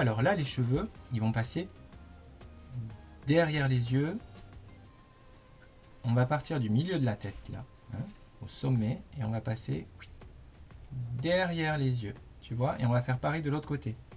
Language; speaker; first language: French; native; French